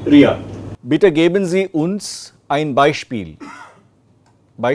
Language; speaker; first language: German; non-native, fluent; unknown